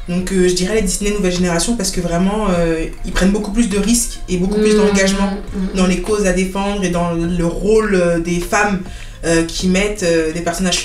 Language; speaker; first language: French; native; French